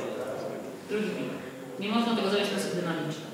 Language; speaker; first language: Polish; native; Polish